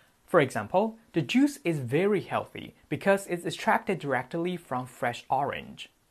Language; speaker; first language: English; non-native, fluent; Chinese